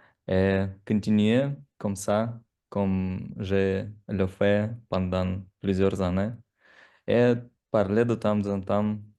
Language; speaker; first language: French; non-native, learner; Russian